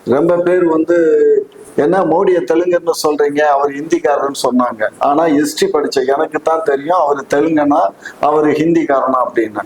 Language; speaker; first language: Tamil; non-native, local second language; Telugu